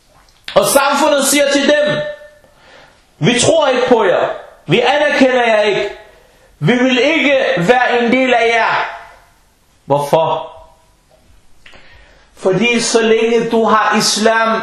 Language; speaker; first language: Danish; non-native, local second language; Arabic